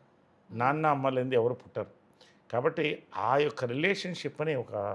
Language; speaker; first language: Telugu; native; Telugu